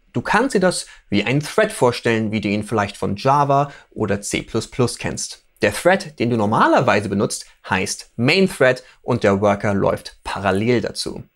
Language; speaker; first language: German; native; German